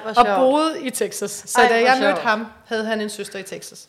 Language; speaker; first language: Danish; native; Danish